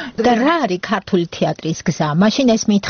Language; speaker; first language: Georgian; native; Georgian